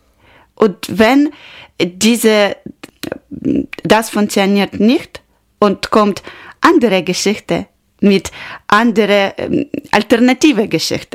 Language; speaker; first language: German; non-native, learner; Ukrainian